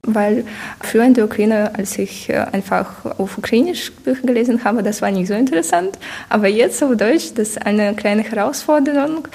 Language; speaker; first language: German; non-native, fluent; Ukrainian